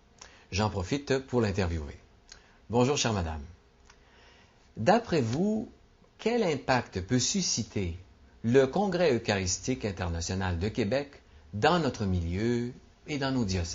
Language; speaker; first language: French; native; French